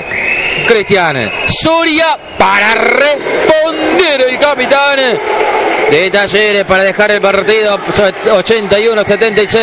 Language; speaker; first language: Spanish; native; Spanish